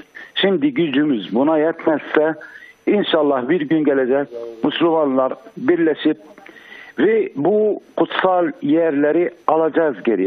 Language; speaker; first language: Turkish; non-native, fluent; Arabic